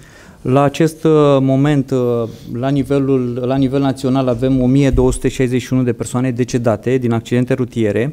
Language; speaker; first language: Romanian; native; Romanian